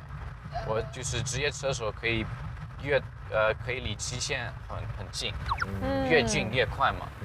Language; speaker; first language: Chinese; non-native, fluent; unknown